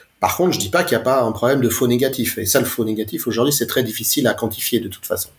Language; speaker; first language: French; native; French